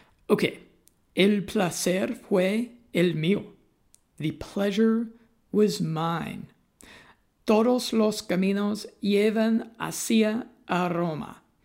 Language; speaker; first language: Spanish; non-native, learner; English